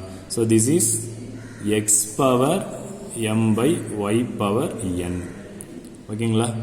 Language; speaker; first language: Tamil; native; Tamil